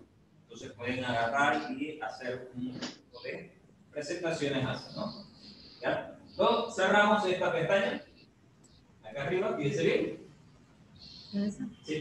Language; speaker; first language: Spanish; native; Spanish